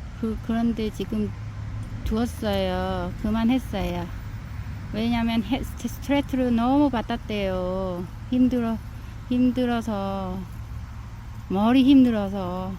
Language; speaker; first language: Korean; non-native, learner; Vietnamese